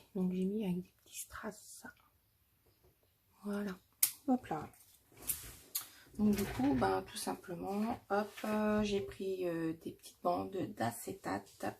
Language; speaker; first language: French; native; French